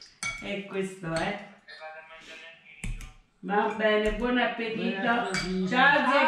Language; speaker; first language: Italian; native; Italian